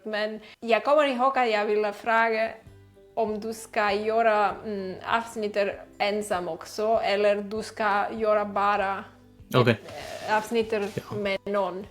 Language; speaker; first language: Swedish; non-native, fluent; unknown